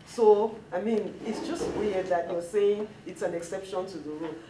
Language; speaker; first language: English; non-native, local second language; Yoruba